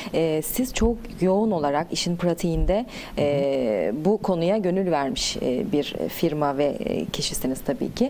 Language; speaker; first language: Turkish; native; Turkish